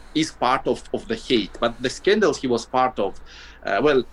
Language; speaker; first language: English; non-native, fluent; Russian